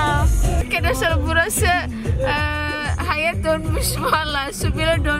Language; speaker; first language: Turkish; non-native, learner; Indonesian